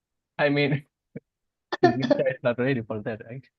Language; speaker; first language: English; non-native, learner; Indonesian